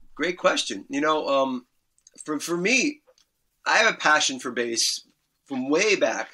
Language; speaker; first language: English; native; English